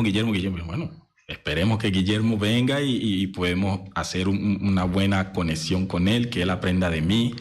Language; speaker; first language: Spanish; native; Spanish